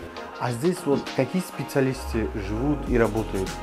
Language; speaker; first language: Russian; non-native, fluent; Uzbek